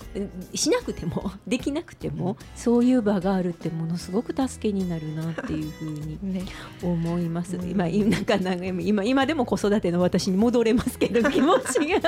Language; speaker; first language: Japanese; native; Japanese